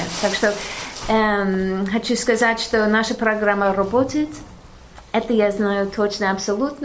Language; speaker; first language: Russian; non-native, learner; English